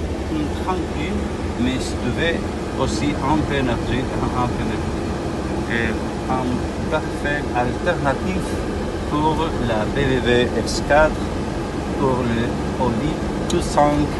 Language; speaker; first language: French; non-native, learner; Spanish